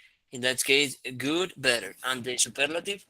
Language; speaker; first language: English; non-native, fluent; Spanish